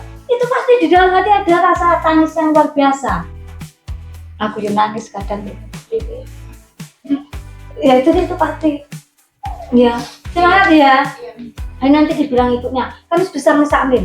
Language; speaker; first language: Indonesian; non-native, local second language; Javanese